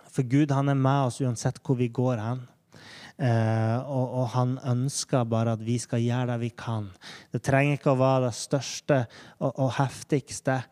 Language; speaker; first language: Norwegian; native; Norwegian